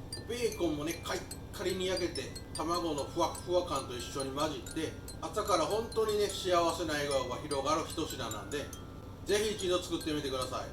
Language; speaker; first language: Japanese; native; Japanese